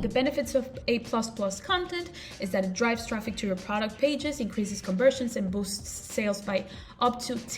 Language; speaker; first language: English; non-native, local second language; Spanish